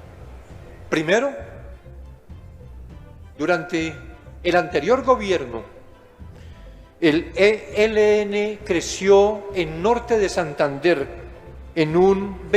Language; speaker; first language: Spanish; native; Spanish